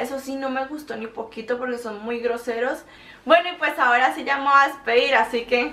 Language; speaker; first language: Spanish; native; Spanish